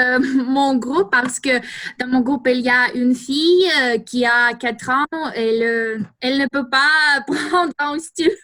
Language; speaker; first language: French; non-native, learner; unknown